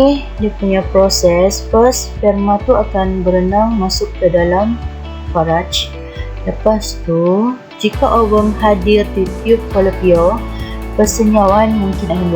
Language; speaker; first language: Malay; native; Malay